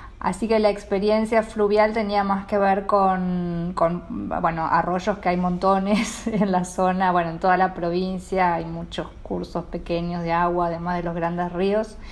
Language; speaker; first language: Spanish; native; Spanish